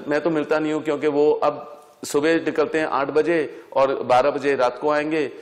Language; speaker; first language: Hindi; native; Hindi